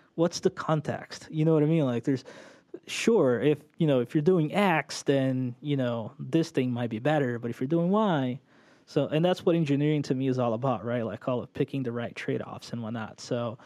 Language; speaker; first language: English; early bilingual, other home language; Portuguese